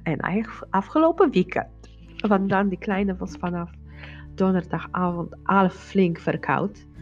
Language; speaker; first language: Dutch; non-native, learner; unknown